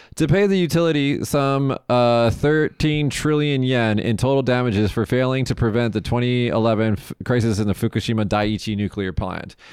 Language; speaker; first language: English; native; English